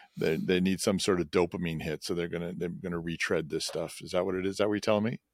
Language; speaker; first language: English; native; English